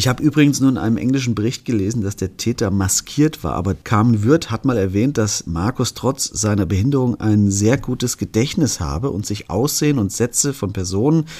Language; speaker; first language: German; native; German